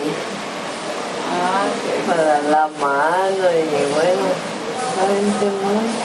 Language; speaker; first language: Spanish; early bilingual, other home language; Japanese